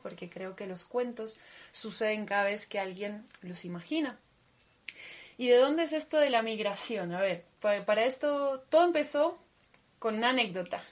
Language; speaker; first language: Spanish; early bilingual, other home language; Russian